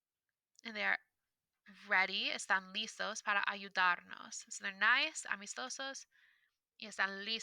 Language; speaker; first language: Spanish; non-native, fluent; English